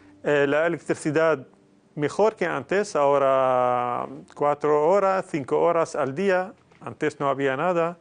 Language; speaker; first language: Spanish; non-native, fluent; Arabic